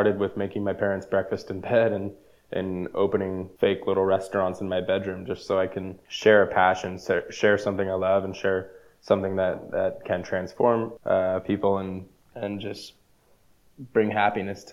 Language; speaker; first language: English; native; English